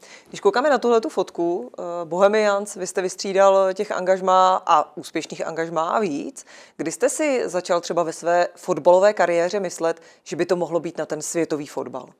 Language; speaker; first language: Czech; native; Czech